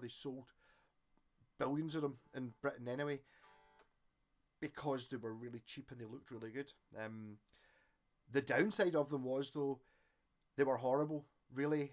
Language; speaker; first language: English; native; English